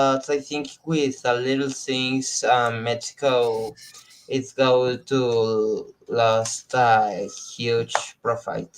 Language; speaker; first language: English; non-native, learner; Spanish